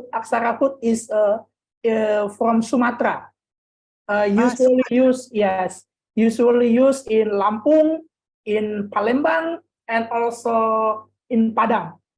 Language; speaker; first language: English; non-native, learner; Indonesian